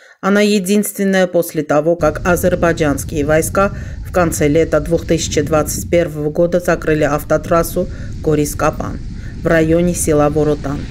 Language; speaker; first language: Russian; non-native, fluent; Armenian